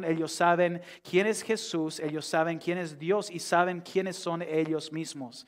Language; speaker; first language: Spanish; non-native, fluent; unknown